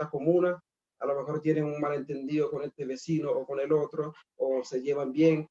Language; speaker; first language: Spanish; non-native, fluent; Haitian Creole